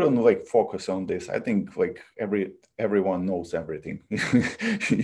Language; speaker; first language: English; non-native, fluent; Ukrainian